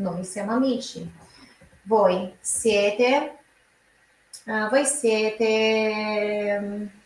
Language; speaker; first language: Italian; non-native, fluent; Portuguese